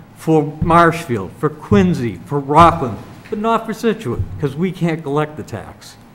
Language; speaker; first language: English; native; English